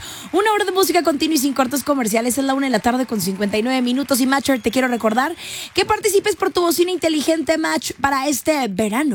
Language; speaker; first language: Spanish; native; Spanish